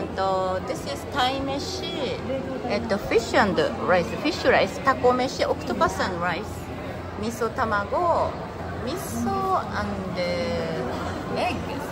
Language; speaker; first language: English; non-native, learner; Japanese